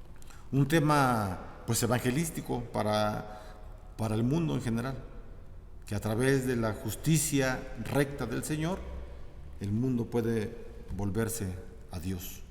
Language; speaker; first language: Spanish; native; Spanish